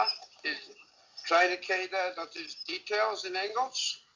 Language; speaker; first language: Dutch; non-native, learner; English